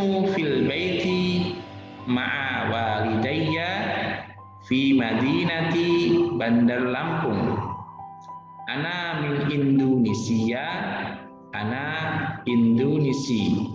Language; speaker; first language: Arabic; non-native, fluent; Indonesian